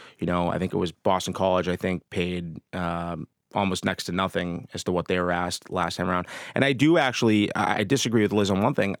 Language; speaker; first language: English; native; English